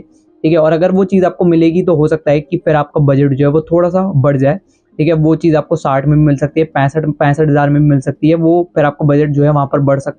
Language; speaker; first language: Hindi; native; Hindi